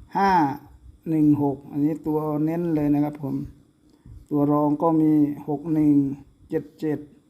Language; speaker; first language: Thai; native; Thai